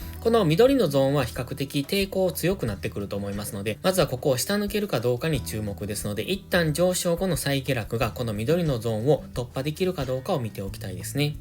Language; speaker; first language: Japanese; native; Japanese